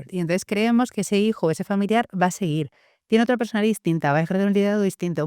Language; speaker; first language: Spanish; native; Spanish